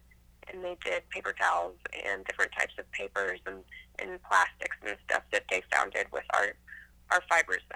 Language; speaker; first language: English; native; English